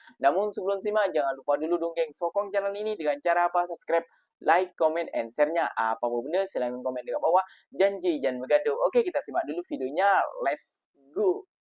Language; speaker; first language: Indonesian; native; Indonesian